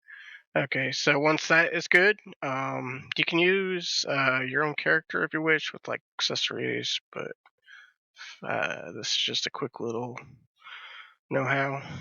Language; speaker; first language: English; native; English